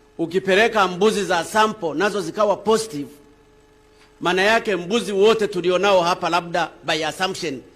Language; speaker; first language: Swahili; non-native, local second language; Sukuma